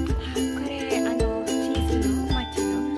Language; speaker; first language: Japanese; non-native, learner; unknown